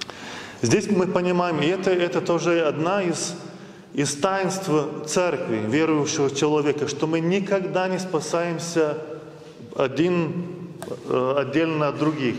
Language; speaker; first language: Russian; non-native, fluent; Lithuanian